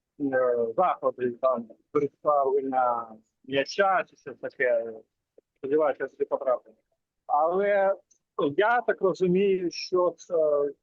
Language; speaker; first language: Ukrainian; non-native, local second language; Russian